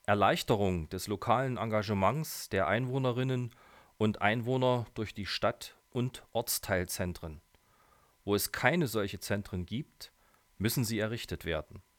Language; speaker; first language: German; native; German